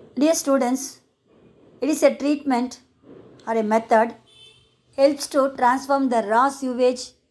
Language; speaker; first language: English; non-native, local second language; Tamil